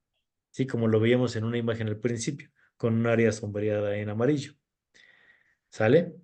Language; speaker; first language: Spanish; native; Spanish